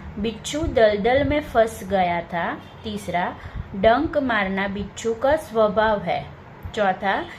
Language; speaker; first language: Hindi; non-native, local second language; Gujarati